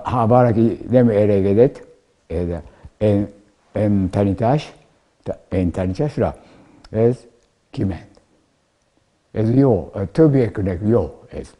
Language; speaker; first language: Hungarian; non-native, learner; Japanese